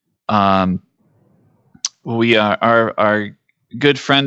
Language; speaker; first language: English; native; English